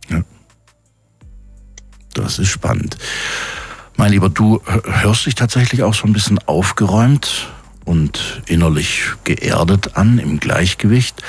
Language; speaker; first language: German; native; German